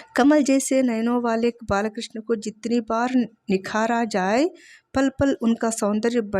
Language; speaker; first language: Hindi; non-native, local second language; Telugu